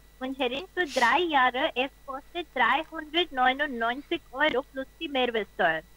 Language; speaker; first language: German; non-native, learner; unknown